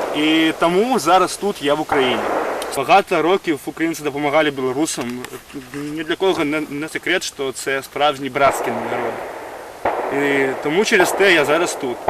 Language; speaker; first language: Ukrainian; non-native, fluent; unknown